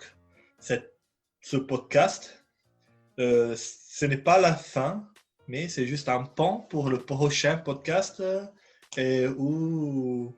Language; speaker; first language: French; non-native, learner; Italian